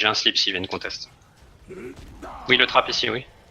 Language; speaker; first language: French; native; French